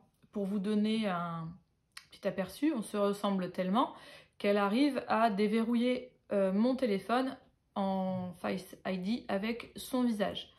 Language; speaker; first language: French; native; French